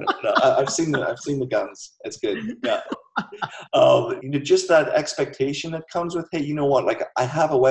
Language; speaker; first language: English; native; English